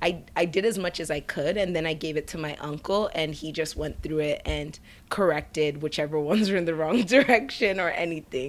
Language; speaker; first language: English; native; English